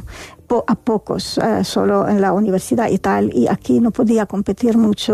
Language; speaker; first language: Spanish; non-native, fluent; Arabic